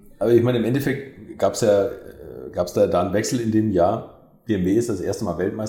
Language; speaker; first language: German; native; German